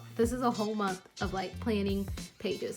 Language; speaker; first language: English; native; English